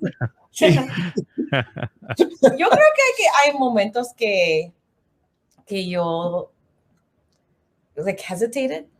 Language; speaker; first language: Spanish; non-native, learner; English